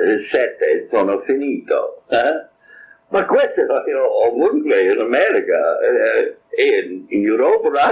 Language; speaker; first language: Italian; non-native, fluent; English